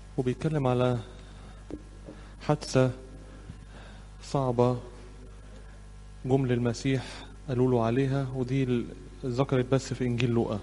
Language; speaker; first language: Arabic; native; Arabic